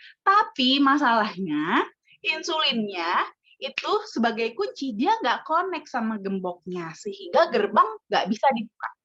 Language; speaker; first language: Indonesian; native; Indonesian